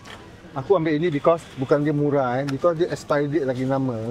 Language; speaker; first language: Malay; non-native, local second language; Chinese